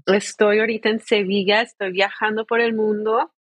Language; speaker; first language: Spanish; early bilingual, heritage; Spanish